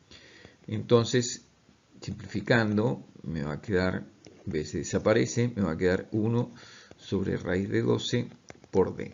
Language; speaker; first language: Spanish; native; Spanish